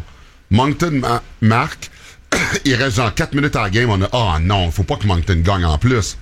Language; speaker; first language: French; native; French